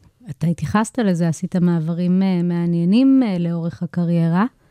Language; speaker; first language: Hebrew; native; Hebrew